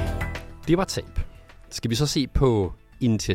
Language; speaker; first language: Danish; native; Danish